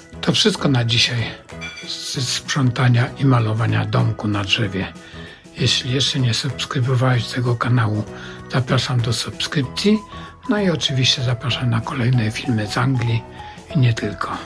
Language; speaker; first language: Polish; native; Polish